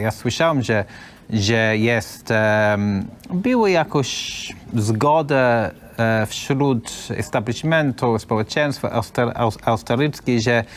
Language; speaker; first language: Polish; non-native, learner; English